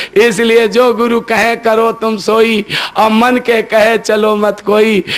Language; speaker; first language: Hindi; native; Hindi